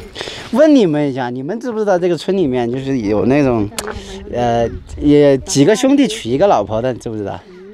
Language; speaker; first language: Chinese; native; Chinese